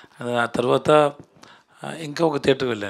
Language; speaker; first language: Telugu; non-native, learner; Tamil